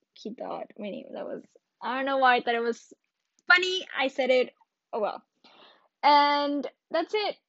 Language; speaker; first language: English; early bilingual, other home language; Spanish